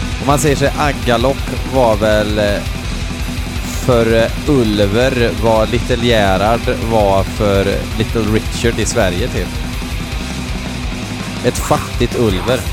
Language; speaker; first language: Swedish; native; Swedish